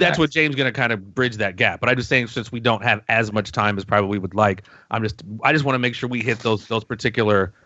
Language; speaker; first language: English; native; English